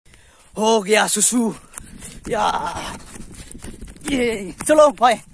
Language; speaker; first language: Hindi; non-native, local second language; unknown